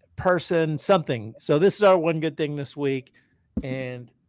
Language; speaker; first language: English; native; English